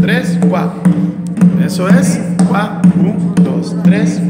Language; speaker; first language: Spanish; native; Spanish